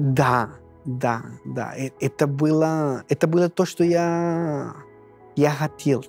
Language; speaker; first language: Russian; non-native, fluent; Spanish